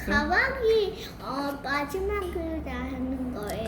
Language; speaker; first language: Korean; early bilingual, heritage; Korean